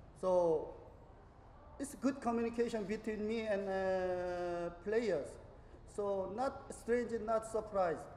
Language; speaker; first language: English; non-native, learner; Korean